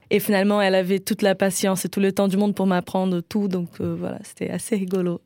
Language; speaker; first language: French; non-native, fluent; Portuguese